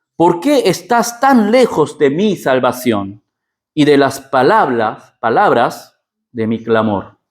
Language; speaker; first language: Spanish; early bilingual, other home language; Korean